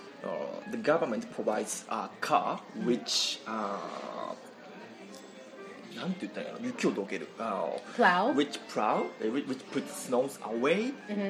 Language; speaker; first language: English; non-native, learner; Japanese